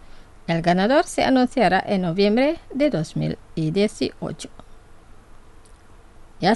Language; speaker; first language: Spanish; non-native, fluent; Indonesian